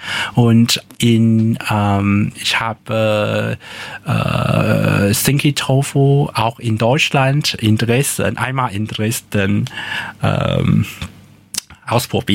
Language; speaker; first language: German; non-native, learner; Chinese